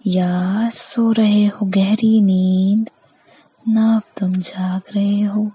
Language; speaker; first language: Hindi; native; Hindi